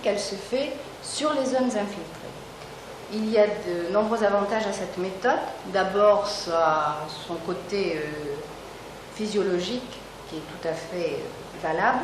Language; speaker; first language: French; native; French